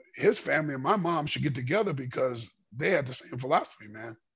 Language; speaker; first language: English; native; English